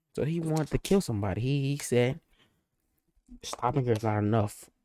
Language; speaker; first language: English; native; English